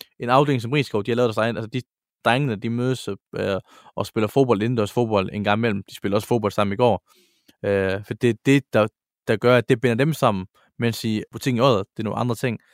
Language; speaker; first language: Danish; early bilingual, other home language; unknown